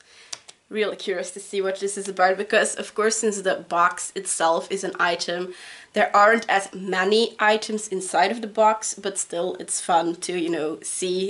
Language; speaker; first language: English; non-native, fluent; Dutch